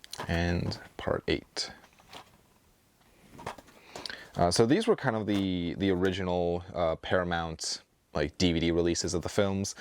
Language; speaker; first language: English; native; English